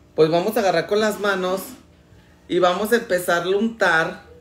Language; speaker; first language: Spanish; native; Spanish